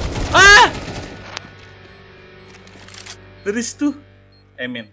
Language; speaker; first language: English; non-native, learner; Sundanese